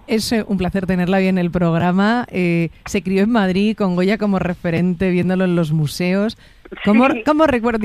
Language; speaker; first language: Spanish; native; Spanish